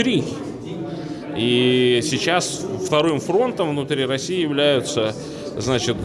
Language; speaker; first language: Russian; native; Russian